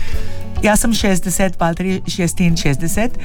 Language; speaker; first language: Slovenian; early bilingual, heritage; Slovenian